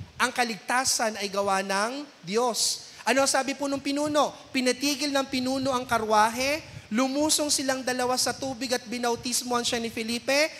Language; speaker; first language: Filipino; native; Filipino